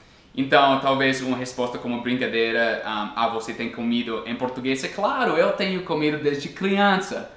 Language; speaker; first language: Portuguese; non-native, fluent; English